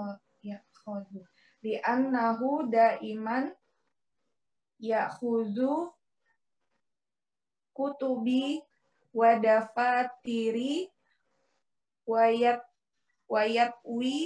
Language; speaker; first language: Arabic; non-native, learner; Indonesian